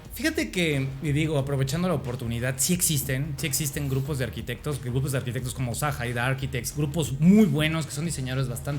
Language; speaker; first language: Spanish; native; Spanish